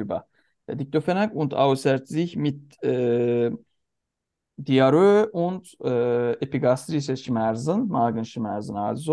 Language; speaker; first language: German; non-native, learner; Turkish